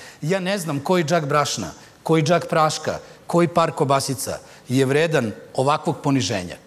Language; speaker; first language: Serbian; native; Serbian